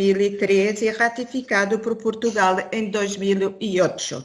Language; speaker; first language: Spanish; non-native, learner; Portuguese